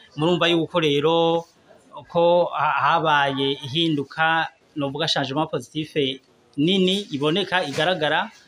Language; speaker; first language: Kinyarwanda; native; Kinyarwanda